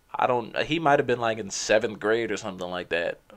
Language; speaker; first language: English; native; English